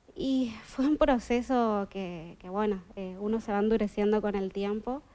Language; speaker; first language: Spanish; native; Spanish